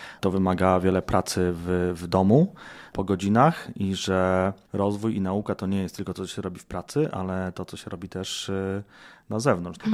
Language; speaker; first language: Polish; native; Polish